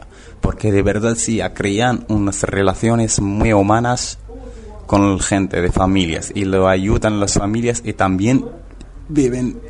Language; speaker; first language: Spanish; non-native, learner; Arabic